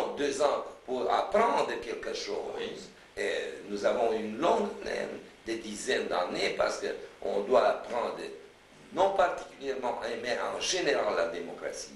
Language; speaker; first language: French; non-native, fluent; Romanian